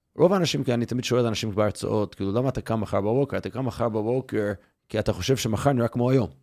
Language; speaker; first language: Hebrew; non-native, fluent; English